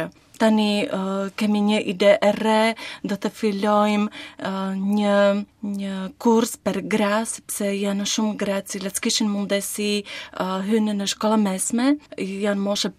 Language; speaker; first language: Albanian; non-native, learner; Slovak